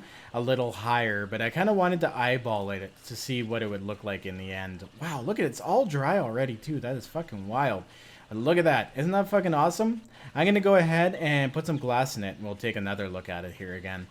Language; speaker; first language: English; native; English